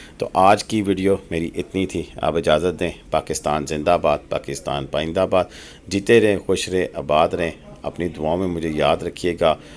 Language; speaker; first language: Urdu; non-native, local second language; Pahari-Potwari